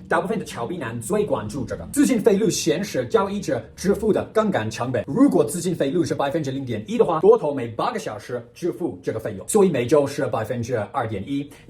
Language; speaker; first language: Chinese; non-native, fluent; English